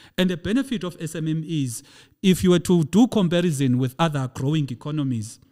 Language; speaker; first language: English; non-native, local second language; Xhosa